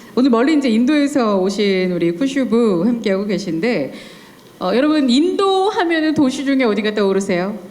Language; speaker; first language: Korean; native; Korean